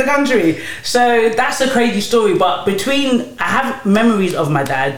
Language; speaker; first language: English; native; English